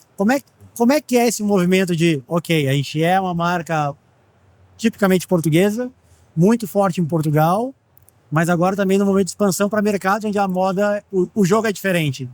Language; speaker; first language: Portuguese; native; Portuguese